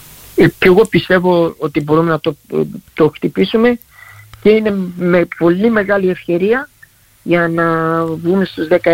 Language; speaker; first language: Greek; early bilingual, heritage; Greek